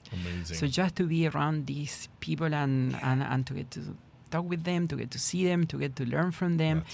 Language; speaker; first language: English; non-native, fluent; Spanish